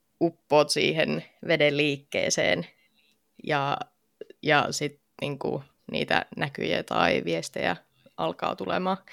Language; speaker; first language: Finnish; native; Finnish